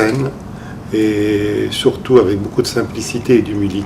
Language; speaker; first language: French; non-native, local second language; Arabic